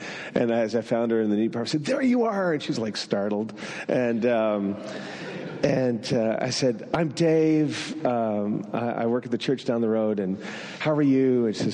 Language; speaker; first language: English; non-native, fluent; French